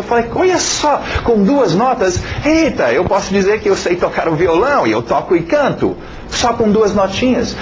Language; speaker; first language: Portuguese; non-native, fluent; English